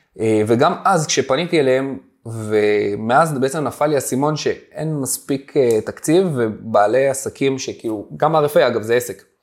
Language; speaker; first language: Hebrew; native; Hebrew